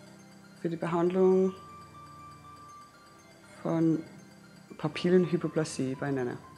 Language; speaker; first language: German; non-native, fluent; Danish